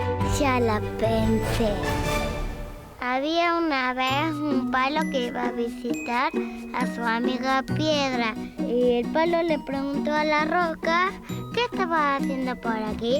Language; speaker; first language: Spanish; native; Spanish